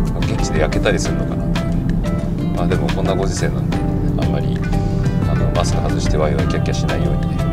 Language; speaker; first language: Japanese; native; Japanese